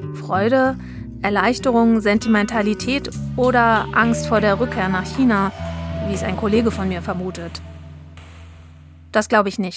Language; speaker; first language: German; native; German